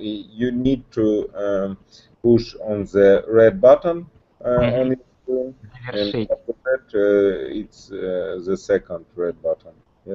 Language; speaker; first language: English; non-native, learner; Russian